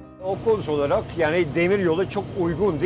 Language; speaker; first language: Turkish; non-native, fluent; Dutch